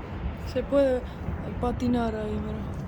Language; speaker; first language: Spanish; non-native, fluent; Polish